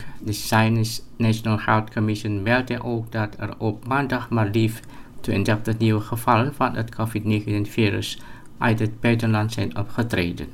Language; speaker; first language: Dutch; non-native, learner; Indonesian